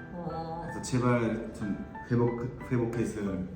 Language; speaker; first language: Korean; non-native, fluent; Japanese